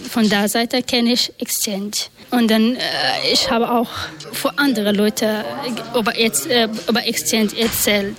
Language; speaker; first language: German; non-native, learner; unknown